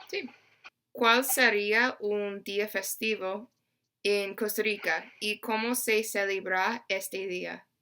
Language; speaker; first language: Spanish; non-native, learner; English